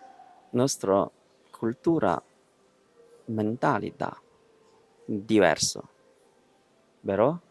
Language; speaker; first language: Italian; non-native, learner; Chinese